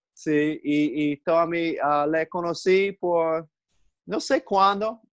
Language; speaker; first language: Spanish; non-native, learner; English